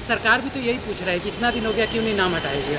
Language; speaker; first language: Hindi; native; Hindi